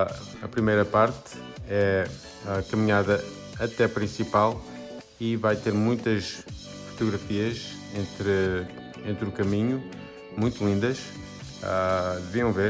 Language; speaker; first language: Portuguese; non-native, fluent; English